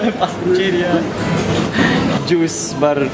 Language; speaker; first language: Russian; native; Russian